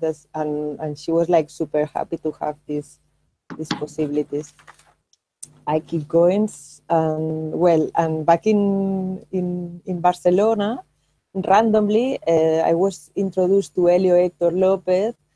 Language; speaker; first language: English; non-native, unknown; Catalan